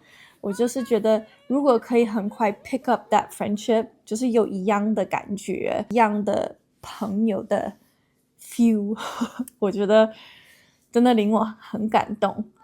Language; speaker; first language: Chinese; non-native, fluent; English